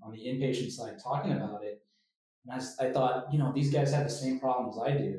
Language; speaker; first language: English; native; English